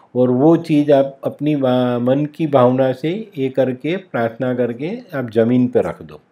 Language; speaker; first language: Hindi; non-native, local second language; Gujarati